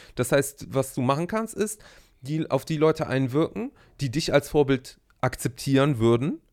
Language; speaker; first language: German; native; German